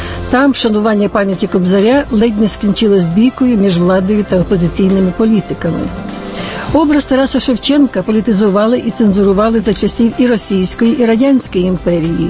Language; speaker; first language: Ukrainian; native; Ukrainian